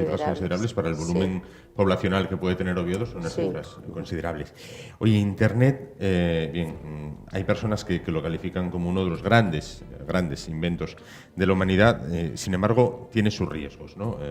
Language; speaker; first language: Spanish; native; Spanish